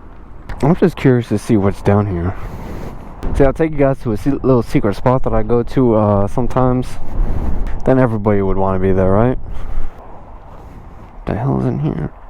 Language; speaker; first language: English; native; English